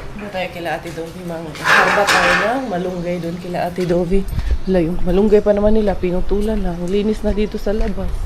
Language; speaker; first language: Filipino; non-native, local second language; Cebuano